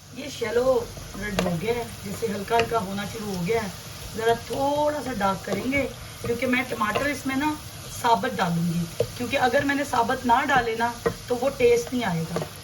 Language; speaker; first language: Urdu; non-native, local second language; Punjabi